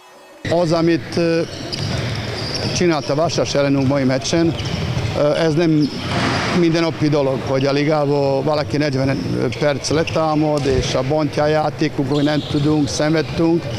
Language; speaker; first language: Hungarian; non-native, learner; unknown